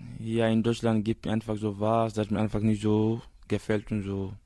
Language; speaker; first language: German; non-native, learner; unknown